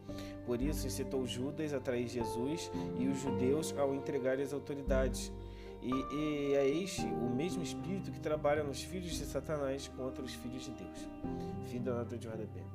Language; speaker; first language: Portuguese; native; Portuguese